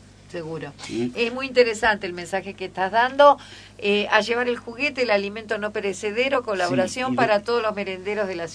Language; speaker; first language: Spanish; native; Spanish